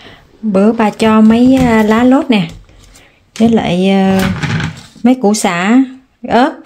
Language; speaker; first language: Vietnamese; native; Vietnamese